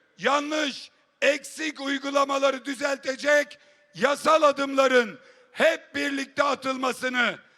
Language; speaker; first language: Turkish; native; Turkish